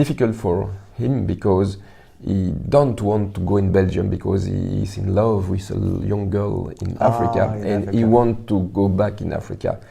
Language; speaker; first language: English; non-native, learner; French